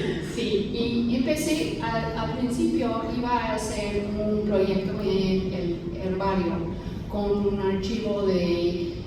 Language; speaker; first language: Spanish; non-native, fluent; English